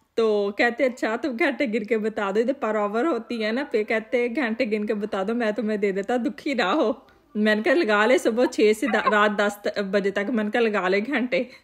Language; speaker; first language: Urdu; native; Urdu